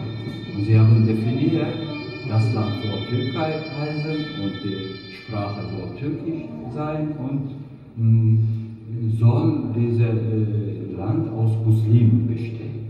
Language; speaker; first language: German; non-native, fluent; Turkish